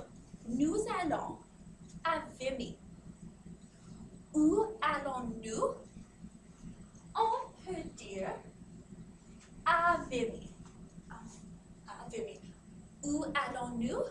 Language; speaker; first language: French; non-native, fluent; English